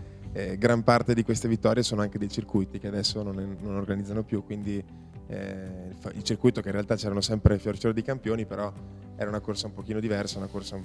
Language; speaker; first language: Italian; native; Italian